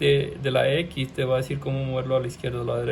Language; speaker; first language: Spanish; early bilingual, heritage; Spanish